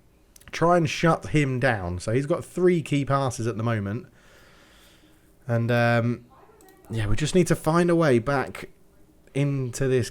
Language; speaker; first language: English; native; English